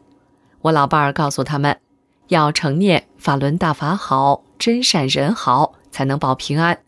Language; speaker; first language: Chinese; native; Chinese